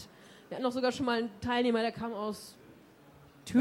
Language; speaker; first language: German; native; German